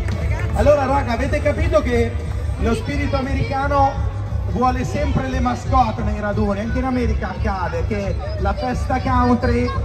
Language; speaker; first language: Italian; native; Italian